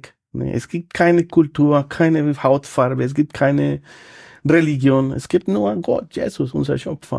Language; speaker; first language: German; non-native, fluent; Spanish